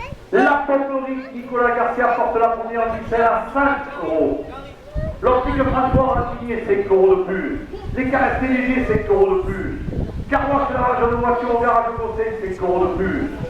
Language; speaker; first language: French; native; French